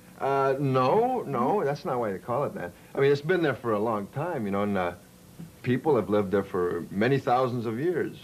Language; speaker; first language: English; early bilingual, other home language; Spanish